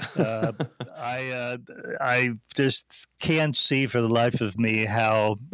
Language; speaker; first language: English; non-native, fluent; German